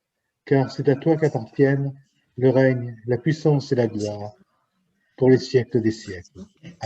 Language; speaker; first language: French; native; French